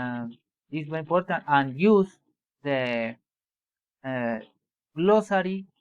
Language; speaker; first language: English; non-native, learner; Spanish